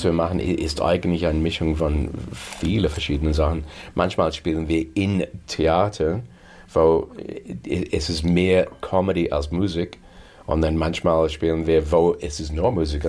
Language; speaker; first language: German; non-native, fluent; English